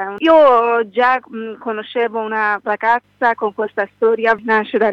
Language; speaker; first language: Italian; non-native, learner; Persian